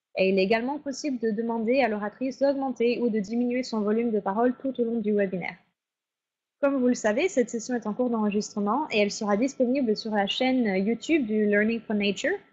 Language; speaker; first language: French; native; French